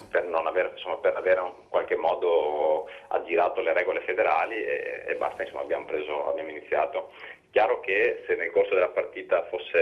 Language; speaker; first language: Italian; native; Italian